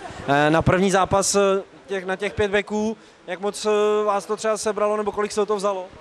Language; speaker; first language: Czech; native; Czech